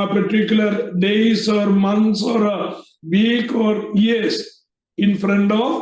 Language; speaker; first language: English; non-native, local second language; Malayalam